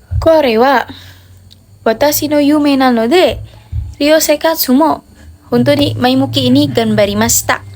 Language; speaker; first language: Japanese; non-native, learner; Indonesian